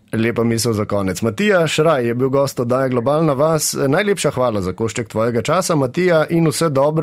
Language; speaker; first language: Slovenian; native; Slovenian